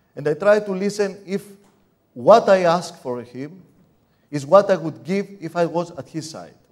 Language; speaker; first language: English; non-native, fluent; Greek